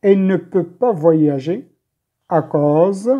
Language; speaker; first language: French; non-native, local second language; Arabic